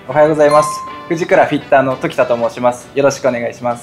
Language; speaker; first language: Japanese; native; Japanese